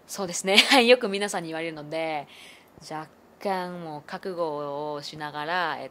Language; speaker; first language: Japanese; non-native, fluent; Vietnamese